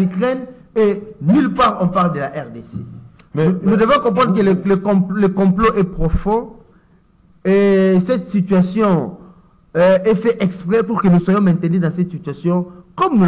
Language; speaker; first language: French; non-native, local second language; Lingala